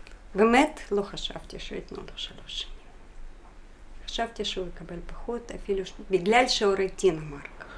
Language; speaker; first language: Hebrew; non-native, fluent; Russian